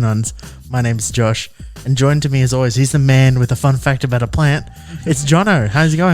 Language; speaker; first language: English; native; English